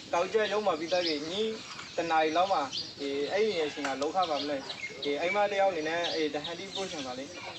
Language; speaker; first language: Burmese; native; Burmese